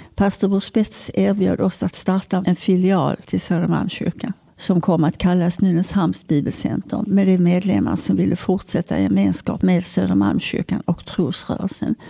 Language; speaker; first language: Swedish; native; Swedish